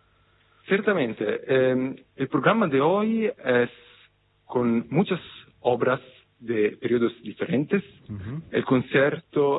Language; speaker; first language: Spanish; non-native, fluent; Italian